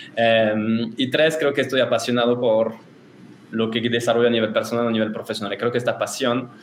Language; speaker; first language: Spanish; non-native, fluent; French